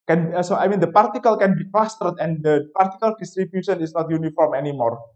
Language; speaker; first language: English; non-native, fluent; Indonesian